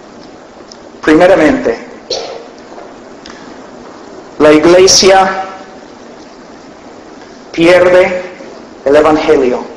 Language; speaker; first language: Spanish; non-native, fluent; English